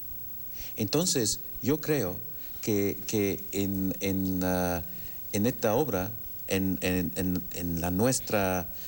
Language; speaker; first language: Spanish; non-native, fluent; English